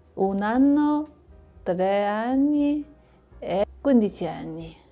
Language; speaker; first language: Italian; non-native, learner; Chinese